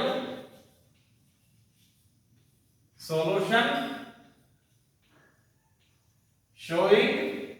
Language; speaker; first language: English; non-native, local second language; Kannada